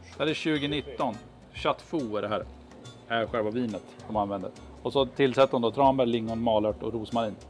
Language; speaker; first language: Swedish; native; Swedish